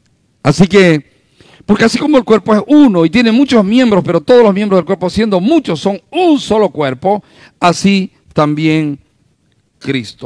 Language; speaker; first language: Spanish; native; Spanish